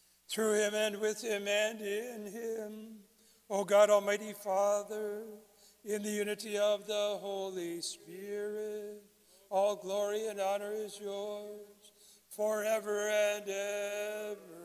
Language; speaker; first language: English; native; English